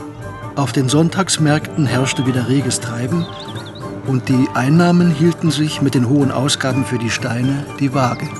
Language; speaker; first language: German; native; German